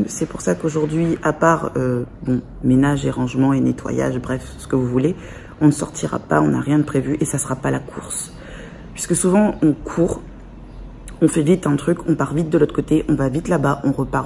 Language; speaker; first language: French; native; French